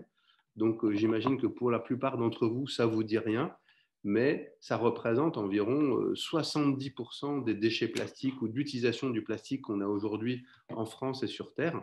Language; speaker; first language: French; native; French